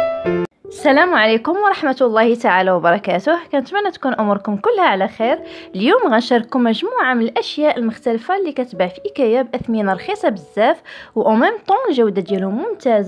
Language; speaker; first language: Arabic; native; Arabic